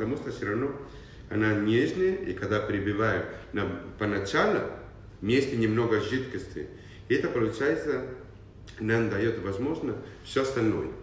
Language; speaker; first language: Russian; non-native, learner; Italian